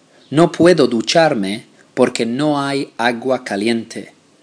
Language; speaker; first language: Spanish; non-native, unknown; English